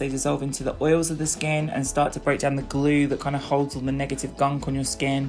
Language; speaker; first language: English; native; English